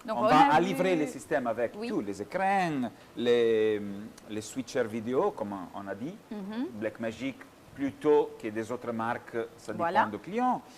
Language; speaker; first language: French; non-native, fluent; Italian